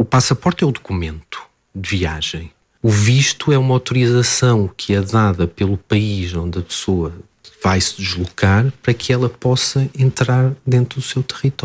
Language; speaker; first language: Portuguese; native; Portuguese